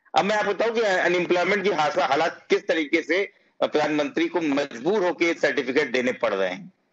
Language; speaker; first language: Hindi; native; Hindi